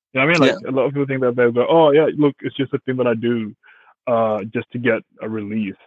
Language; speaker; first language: English; early bilingual, other home language; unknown